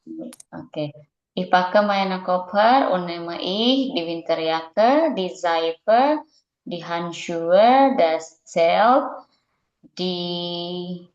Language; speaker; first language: German; non-native, learner; Indonesian